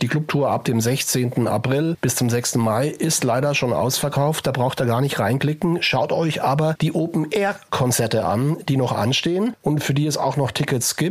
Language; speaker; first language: German; native; German